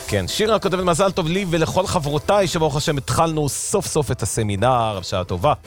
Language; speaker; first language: Hebrew; native; Hebrew